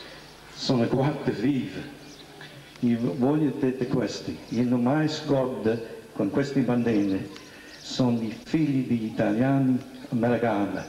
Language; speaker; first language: Italian; early bilingual, heritage; English